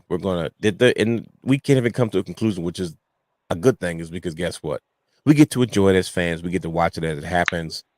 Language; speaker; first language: English; native; English